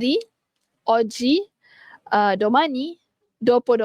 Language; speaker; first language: Italian; non-native, fluent; Malay